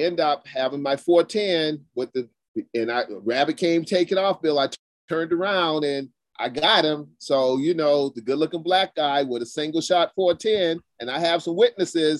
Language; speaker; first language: English; native; English